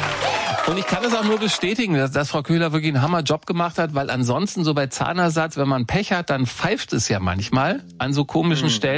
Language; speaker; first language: German; native; German